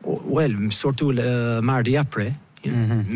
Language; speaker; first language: French; non-native, fluent; English